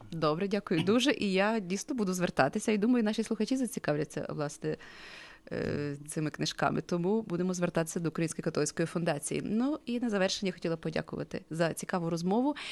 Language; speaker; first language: Ukrainian; early bilingual, heritage; Ukrainian